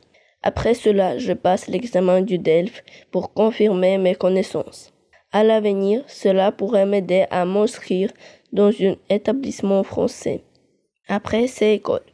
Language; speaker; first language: French; non-native, learner; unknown